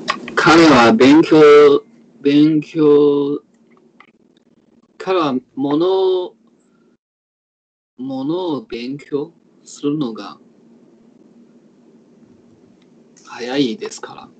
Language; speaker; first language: Japanese; non-native, learner; Chinese